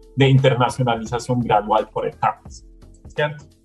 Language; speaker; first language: Spanish; non-native, fluent; German